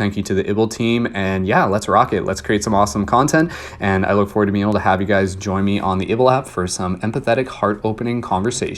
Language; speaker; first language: English; native; English